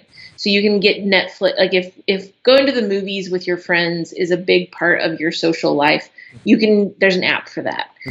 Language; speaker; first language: English; native; English